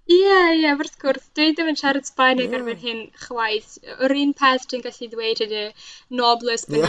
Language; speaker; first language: Welsh; non-native, learner; Russian